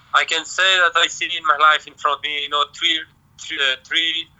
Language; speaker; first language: English; non-native, learner; French